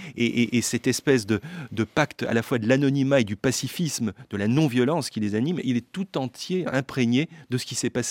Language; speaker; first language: French; native; French